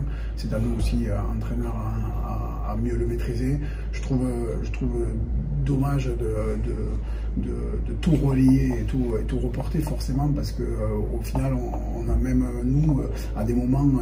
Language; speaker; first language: French; native; French